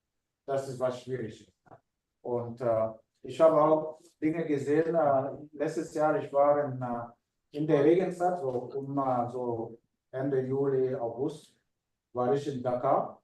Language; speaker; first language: German; non-native, fluent; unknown